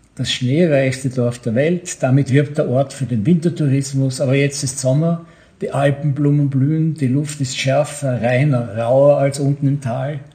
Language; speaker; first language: German; native; German